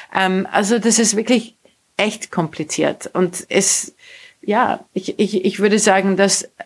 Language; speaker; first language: German; non-native, fluent; English